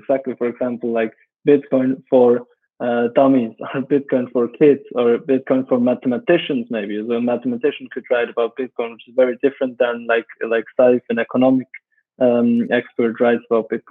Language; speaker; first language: English; non-native, fluent; German